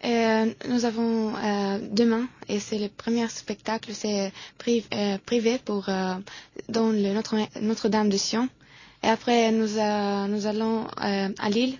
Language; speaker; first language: French; non-native, learner; Arabic